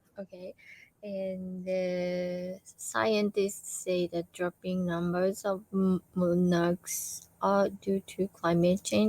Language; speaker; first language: English; non-native, learner; Japanese